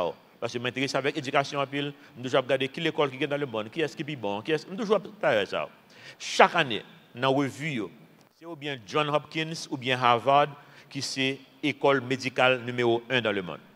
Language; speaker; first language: French; non-native, local second language; Haitian Creole